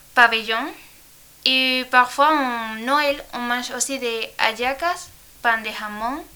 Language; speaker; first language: French; non-native, learner; Spanish